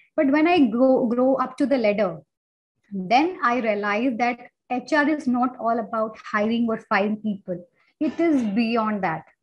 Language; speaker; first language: English; non-native, local second language; Hindi